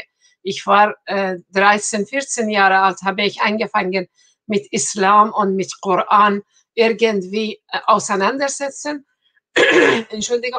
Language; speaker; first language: German; non-native, fluent; Persian